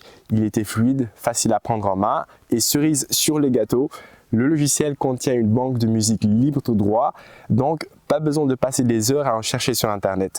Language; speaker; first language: French; native; French